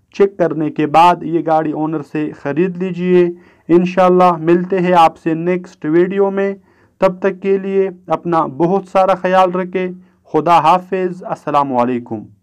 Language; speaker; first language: Urdu; non-native, local second language; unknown